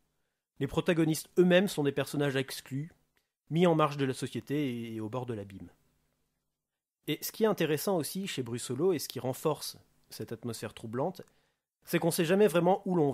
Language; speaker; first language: French; native; French